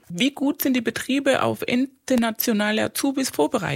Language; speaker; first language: German; non-native, fluent; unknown